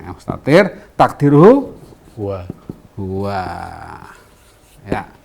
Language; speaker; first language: Arabic; non-native, fluent; Indonesian